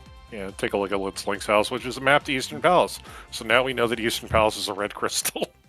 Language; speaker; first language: English; native; English